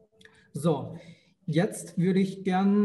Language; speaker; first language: German; non-native, fluent; Chinese